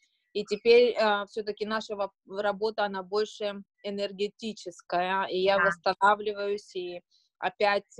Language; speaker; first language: Russian; native; Russian